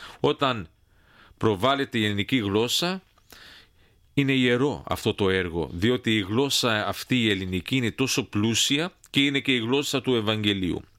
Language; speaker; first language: Greek; early bilingual, heritage; Greek